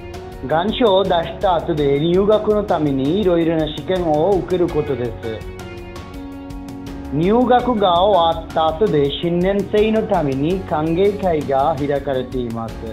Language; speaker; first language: Japanese; non-native, learner; Bangla